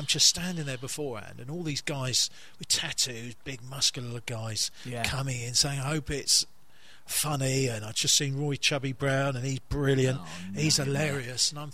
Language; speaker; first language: English; native; English